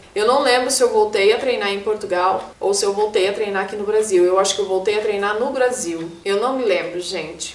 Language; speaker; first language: Portuguese; native; Portuguese